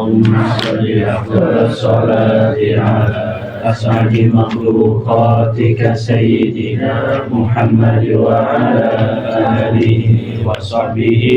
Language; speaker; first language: Arabic; non-native, fluent; Indonesian